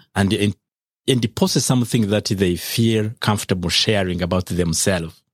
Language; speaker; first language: English; non-native, local second language; Kinyarwanda